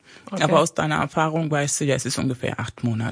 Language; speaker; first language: German; non-native, fluent; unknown